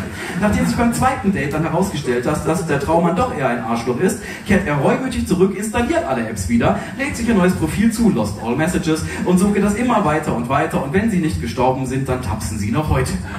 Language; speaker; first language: German; native; German